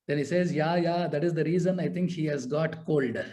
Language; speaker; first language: English; non-native, local second language; Kannada